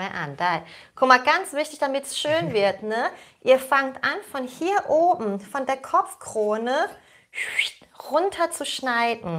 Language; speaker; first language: German; native; German